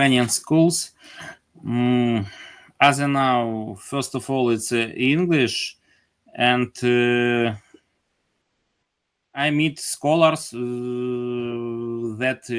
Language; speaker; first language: English; non-native, learner; Ukrainian